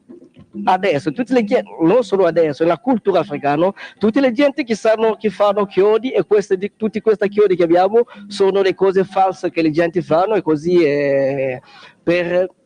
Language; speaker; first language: Italian; non-native, learner; Kongo